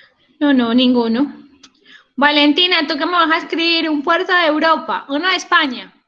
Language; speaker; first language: Spanish; native; Spanish